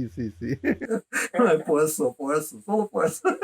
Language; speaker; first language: Spanish; non-native, learner; English